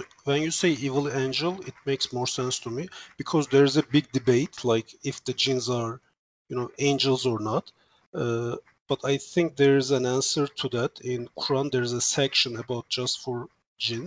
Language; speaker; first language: English; non-native, fluent; Turkish